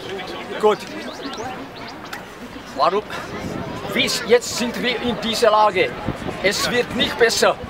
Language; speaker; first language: German; non-native, fluent; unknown